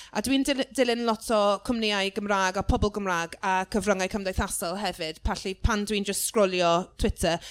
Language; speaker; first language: Welsh; non-native, learner; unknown